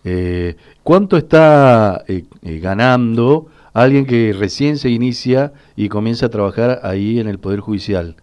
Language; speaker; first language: Spanish; native; Spanish